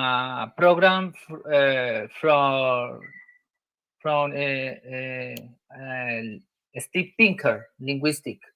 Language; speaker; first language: English; non-native, learner; Spanish